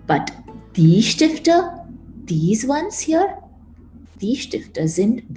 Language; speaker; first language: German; non-native, fluent; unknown